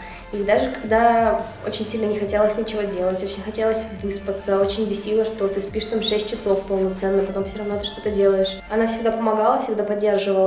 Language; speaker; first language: Russian; native; Russian